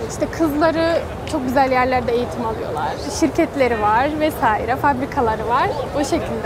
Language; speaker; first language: Turkish; native; Turkish